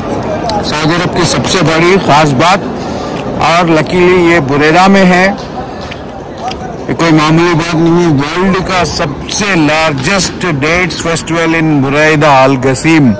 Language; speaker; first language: Hindi; native; Hindi